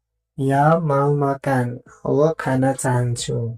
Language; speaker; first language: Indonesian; non-native, fluent; Nepali